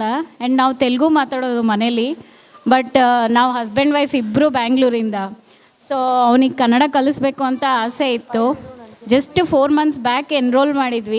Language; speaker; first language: Kannada; non-native, local second language; Telugu